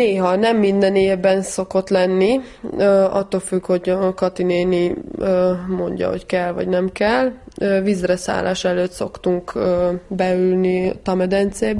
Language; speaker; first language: Hungarian; early bilingual, heritage; Hungarian